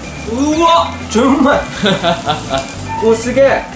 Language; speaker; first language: Japanese; non-native, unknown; English